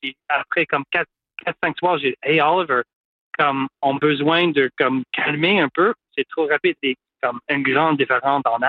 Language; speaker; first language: French; non-native, local second language; English